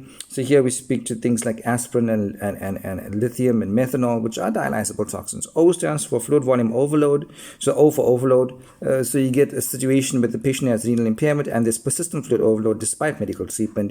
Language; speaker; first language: English; native; English